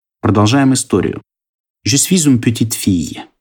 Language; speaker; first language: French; non-native, learner; Russian